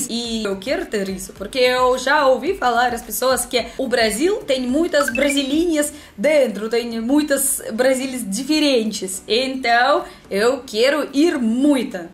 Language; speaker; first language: Portuguese; non-native, learner; Russian